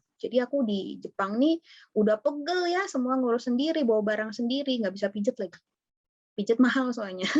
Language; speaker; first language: Indonesian; native; Indonesian